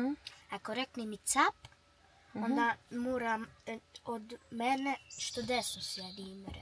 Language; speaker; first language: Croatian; early bilingual, heritage; Bosnian